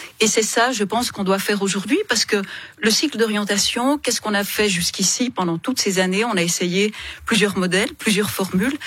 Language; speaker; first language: French; native; French